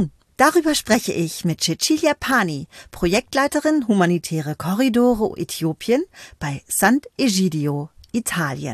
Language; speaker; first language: German; native; German